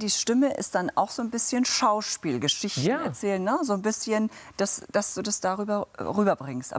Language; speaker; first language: German; native; German